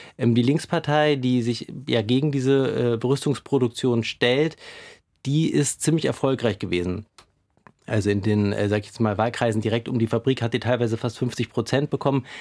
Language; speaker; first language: German; native; German